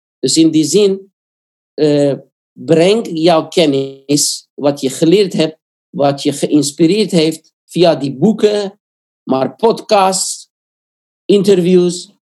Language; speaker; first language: Dutch; non-native, fluent; Korean